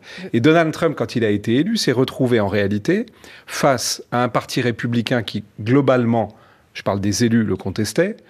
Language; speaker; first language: French; native; French